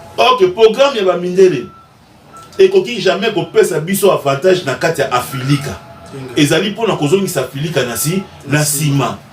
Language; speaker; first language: Lingala; non-native, local second language; Kongo